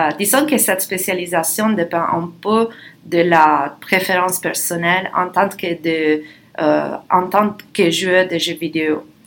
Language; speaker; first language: French; non-native, fluent; Italian